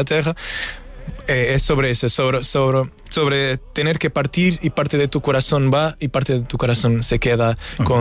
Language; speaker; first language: Spanish; non-native, fluent; Portuguese